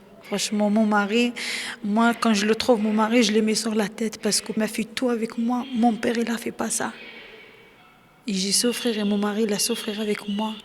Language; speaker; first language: French; non-native, learner; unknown